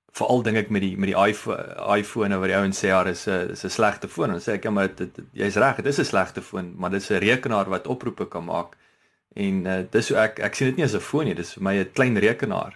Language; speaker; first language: Afrikaans; native; Afrikaans